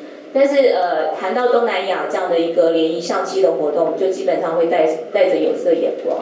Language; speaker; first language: Chinese; native; Chinese